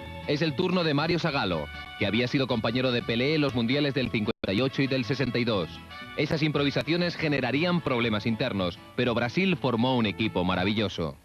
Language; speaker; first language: Spanish; native; Spanish